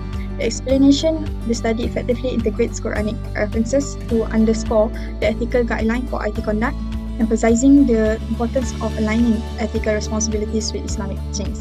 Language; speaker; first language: English; non-native, local second language; Malay